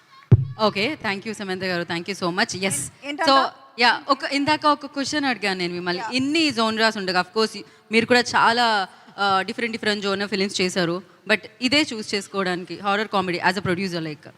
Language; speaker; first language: Telugu; native; Telugu